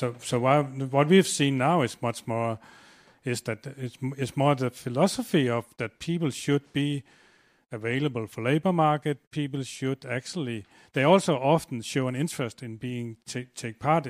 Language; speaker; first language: English; non-native, fluent; Danish